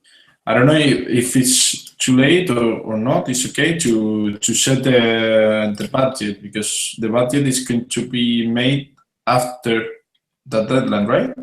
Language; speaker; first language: English; non-native, fluent; Spanish